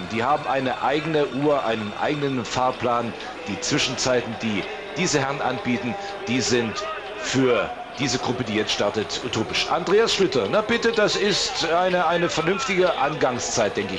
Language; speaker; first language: German; native; German